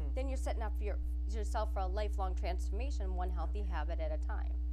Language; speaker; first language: English; native; English